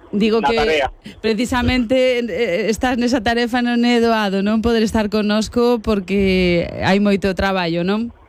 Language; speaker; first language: Galician; non-native, local second language; Spanish